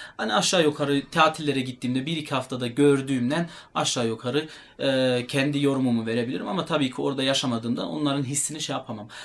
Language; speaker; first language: Turkish; early bilingual, heritage; Turkish